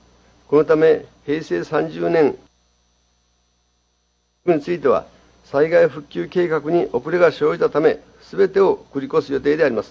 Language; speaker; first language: Japanese; native; Japanese